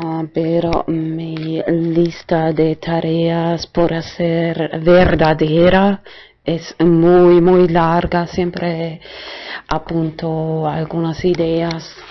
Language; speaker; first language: Spanish; non-native, fluent; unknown